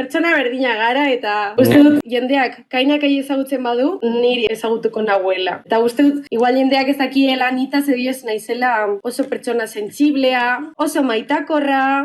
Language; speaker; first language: Basque; non-native, local second language; Spanish